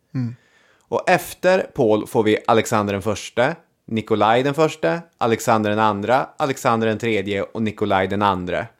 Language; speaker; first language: Swedish; native; Swedish